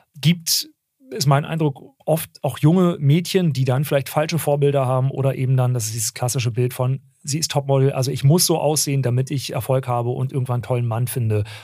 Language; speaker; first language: German; early bilingual, other home language; Turkish